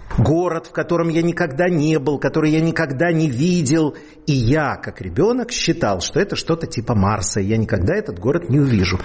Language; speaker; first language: Russian; native; Russian